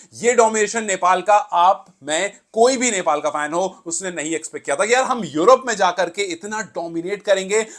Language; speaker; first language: Hindi; native; Hindi